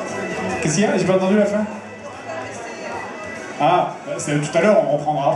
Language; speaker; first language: French; native; French